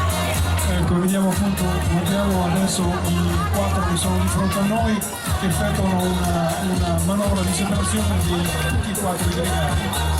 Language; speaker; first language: Italian; native; Italian